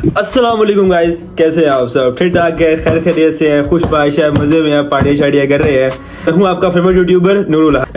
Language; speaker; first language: Urdu; native; Urdu